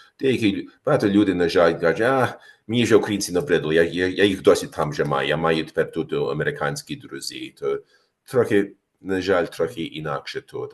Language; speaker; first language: Ukrainian; early bilingual, heritage; Ukrainian